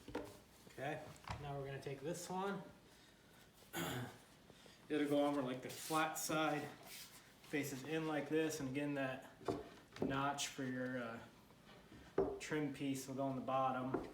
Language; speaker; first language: English; native; English